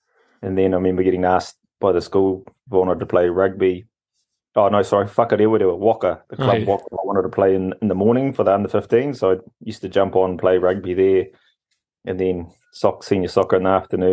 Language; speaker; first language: English; native; English